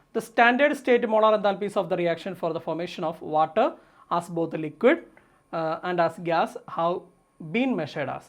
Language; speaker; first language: English; non-native, local second language; Malayalam